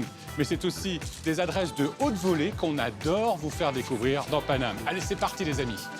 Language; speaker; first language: French; native; French